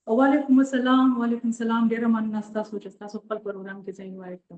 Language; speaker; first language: Pashto; native; Pashto